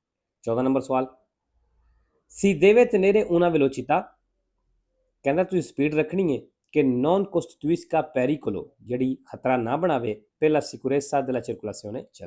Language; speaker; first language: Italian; non-native, fluent; Punjabi